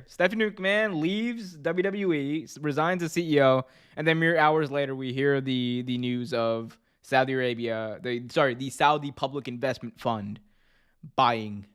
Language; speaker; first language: English; native; English